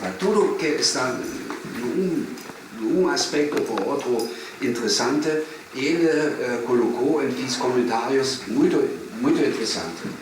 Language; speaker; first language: Portuguese; non-native, fluent; German